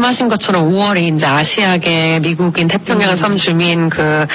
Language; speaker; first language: Korean; native; Korean